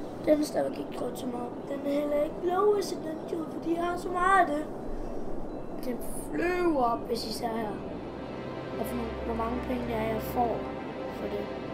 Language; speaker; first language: Danish; native; Danish